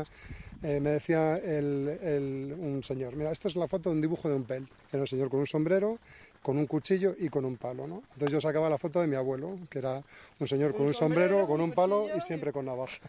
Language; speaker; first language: Spanish; native; Spanish